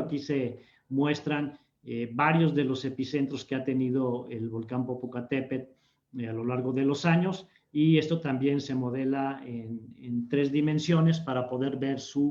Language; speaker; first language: Spanish; native; Spanish